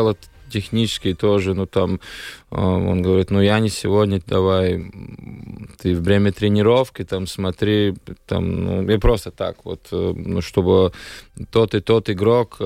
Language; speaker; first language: Russian; non-native, local second language; Latvian